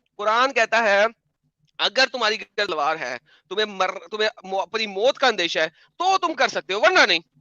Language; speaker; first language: Urdu; non-native, local second language; Punjabi